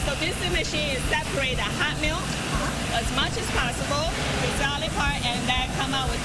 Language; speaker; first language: English; non-native, learner; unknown